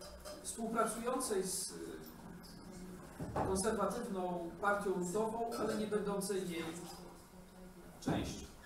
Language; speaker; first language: Polish; native; Polish